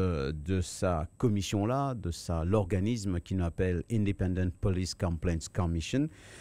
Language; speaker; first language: French; non-native, local second language; Morisyen